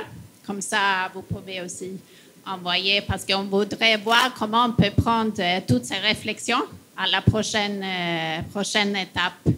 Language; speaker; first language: French; non-native, fluent; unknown